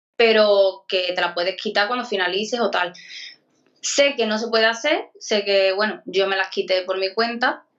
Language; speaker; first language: Spanish; native; Spanish